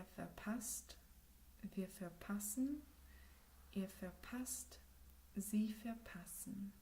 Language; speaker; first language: German; non-native, learner; English